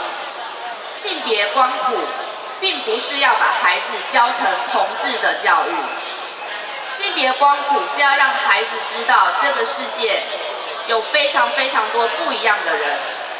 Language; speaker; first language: Chinese; native; Chinese